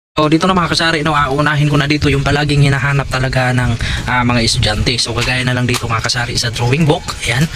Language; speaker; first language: Filipino; non-native, local second language; Cebuano